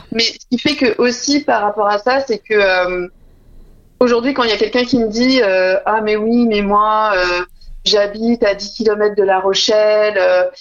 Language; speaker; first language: French; native; French